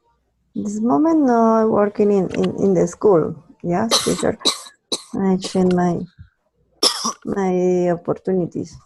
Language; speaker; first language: English; non-native, learner; Spanish